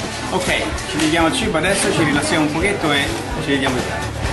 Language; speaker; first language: Italian; native; Italian